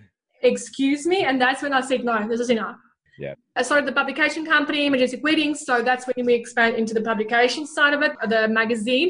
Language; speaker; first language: English; non-native, local second language; Afrikaans